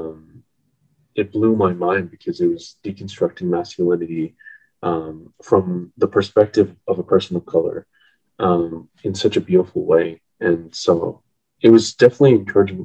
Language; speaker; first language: English; native; English